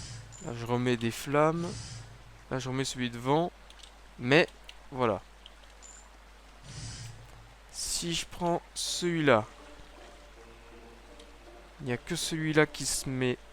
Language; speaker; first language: French; native; French